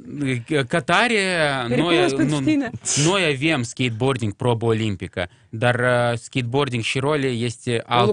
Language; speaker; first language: Romanian; non-native, local second language; Russian